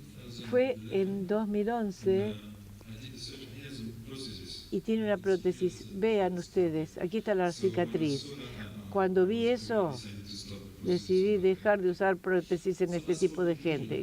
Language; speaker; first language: Spanish; non-native, fluent; French